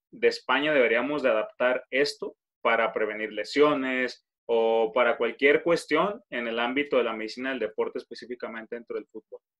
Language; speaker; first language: Spanish; native; Spanish